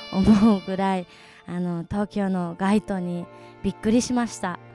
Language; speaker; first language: Japanese; non-native, fluent; Mongolian